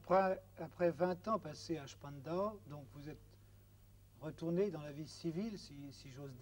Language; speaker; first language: French; native; French